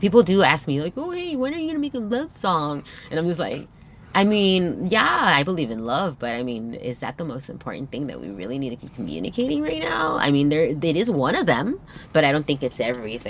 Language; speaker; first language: English; early bilingual, other home language; Spanish